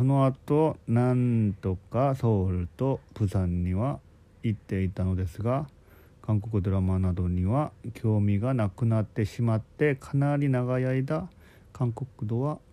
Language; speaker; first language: Japanese; non-native, local second language; Korean